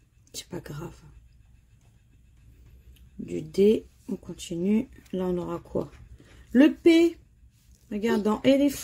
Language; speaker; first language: French; native; French